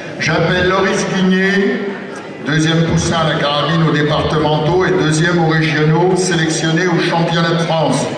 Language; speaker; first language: French; native; French